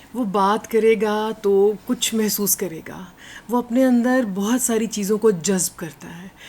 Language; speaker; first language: Urdu; non-native, local second language; Punjabi